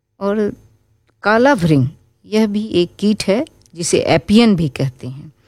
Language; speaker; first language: Hindi; native; Hindi